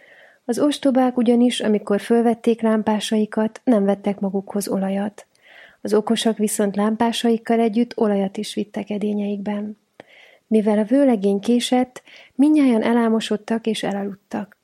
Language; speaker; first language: Hungarian; native; Hungarian